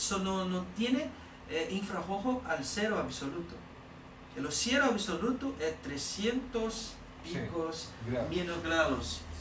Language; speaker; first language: Spanish; non-native, learner; Portuguese